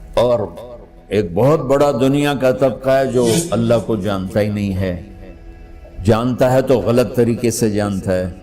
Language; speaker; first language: Urdu; non-native, local second language; Punjabi